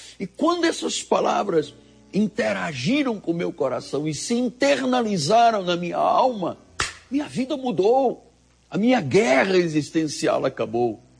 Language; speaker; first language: Portuguese; native; Portuguese